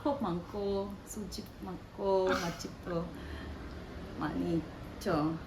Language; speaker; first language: Korean; non-native, learner; Indonesian